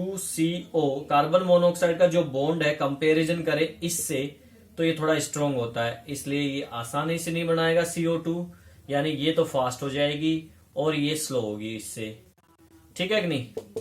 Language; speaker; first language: Hindi; native; Hindi